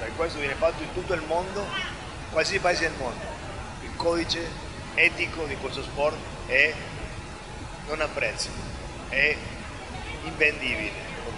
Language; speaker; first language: Italian; non-native, fluent; Spanish